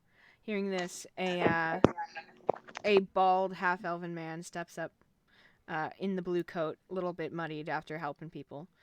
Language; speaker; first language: English; native; English